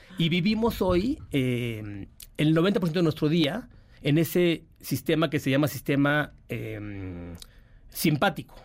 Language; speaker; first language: Spanish; native; Spanish